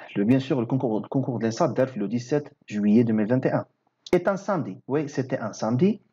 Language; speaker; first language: French; non-native, local second language; Arabic